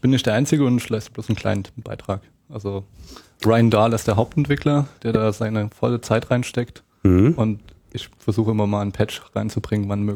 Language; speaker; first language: German; native; German